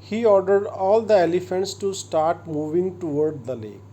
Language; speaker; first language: English; non-native, local second language; Punjabi